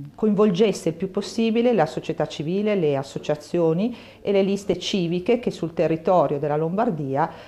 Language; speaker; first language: Italian; native; Italian